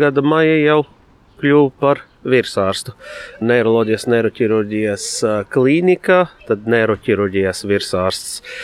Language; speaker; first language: Latvian; non-native, fluent; Arabic